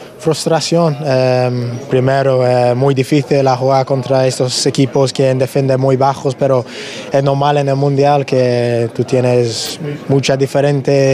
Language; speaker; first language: Spanish; non-native, learner; English